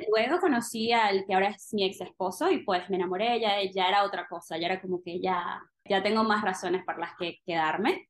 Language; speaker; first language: Spanish; native; Spanish